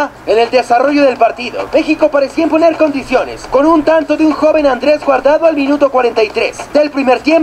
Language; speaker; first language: Spanish; native; Spanish